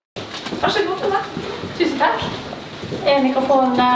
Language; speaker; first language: Norwegian; native; Norwegian